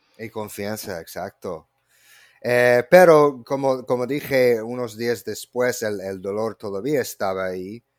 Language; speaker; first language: Spanish; non-native, fluent; English